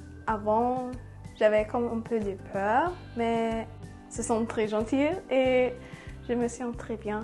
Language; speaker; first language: French; non-native, learner; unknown